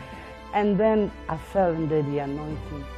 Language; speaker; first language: English; non-native, local second language; Morisyen